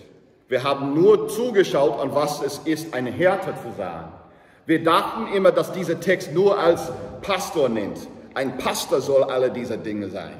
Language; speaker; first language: German; non-native, learner; English